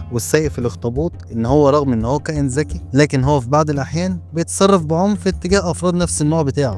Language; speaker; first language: Arabic; native; Arabic